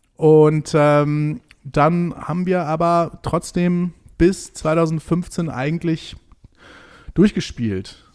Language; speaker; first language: German; native; German